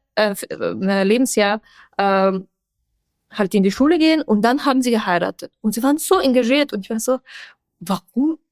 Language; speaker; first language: German; non-native, fluent; Persian